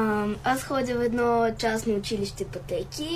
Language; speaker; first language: Bulgarian; early bilingual, other home language; Ukrainian